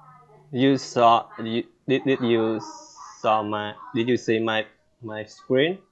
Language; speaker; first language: English; non-native, learner; Vietnamese